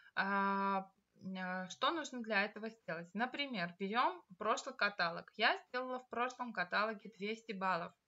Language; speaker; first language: Russian; non-native, local second language; Armenian